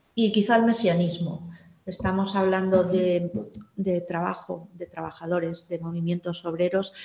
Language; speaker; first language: Spanish; native; Spanish